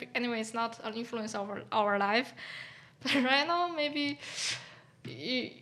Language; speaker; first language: English; non-native, fluent; Chinese